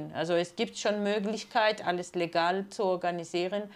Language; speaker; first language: German; non-native, fluent; Georgian